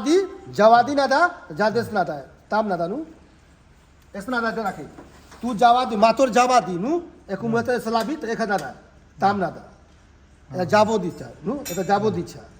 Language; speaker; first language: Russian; non-native, learner; Hindi